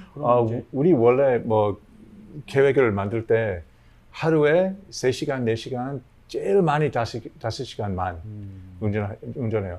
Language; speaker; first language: Korean; non-native, learner; English